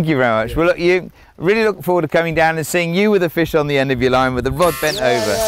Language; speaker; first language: English; native; English